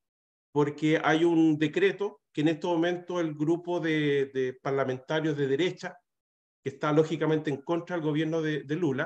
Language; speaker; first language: Spanish; native; Spanish